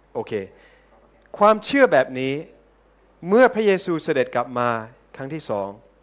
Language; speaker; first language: Thai; non-native, fluent; English